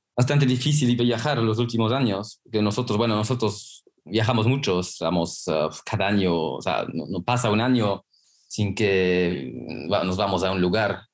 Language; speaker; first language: Spanish; non-native, fluent; Luxembourgish